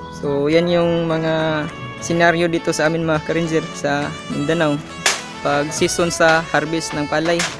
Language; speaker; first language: Filipino; non-native, local second language; Cebuano